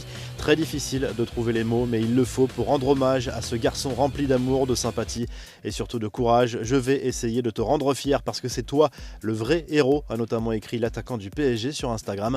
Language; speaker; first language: French; native; French